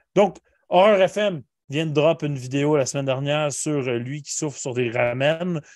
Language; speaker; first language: French; native; French